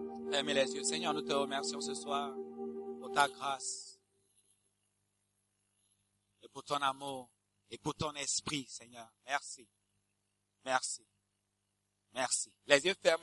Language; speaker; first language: French; non-native, fluent; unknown